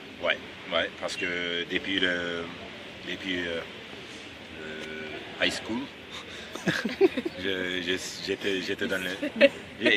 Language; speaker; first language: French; non-native, fluent; Turkish